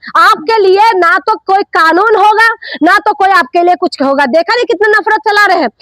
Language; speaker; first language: Hindi; non-native, local second language; Assamese